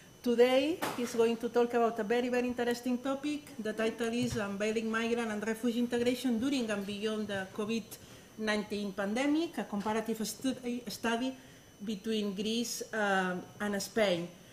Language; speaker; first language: English; non-native, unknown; Spanish